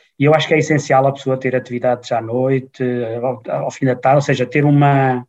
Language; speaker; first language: Portuguese; native; Portuguese